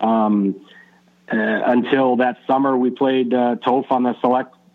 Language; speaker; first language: English; native; English